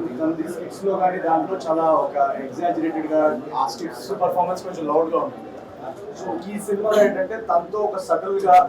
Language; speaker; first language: Telugu; native; Telugu